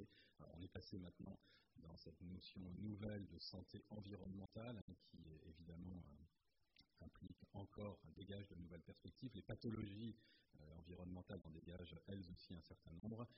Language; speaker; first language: French; native; French